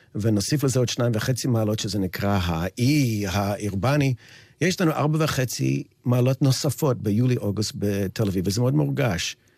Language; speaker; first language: Hebrew; non-native, fluent; English